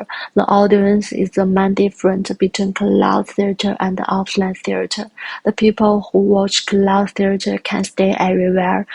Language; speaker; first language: English; non-native, learner; Chinese